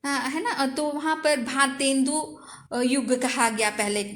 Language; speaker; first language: Hindi; non-native, local second language; Telugu